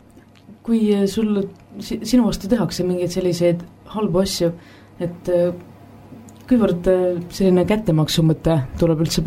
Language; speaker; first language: Estonian; native; Estonian